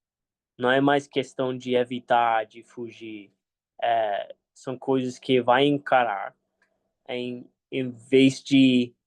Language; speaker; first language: Portuguese; non-native, fluent; English